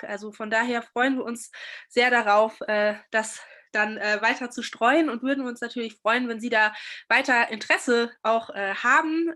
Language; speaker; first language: German; native; German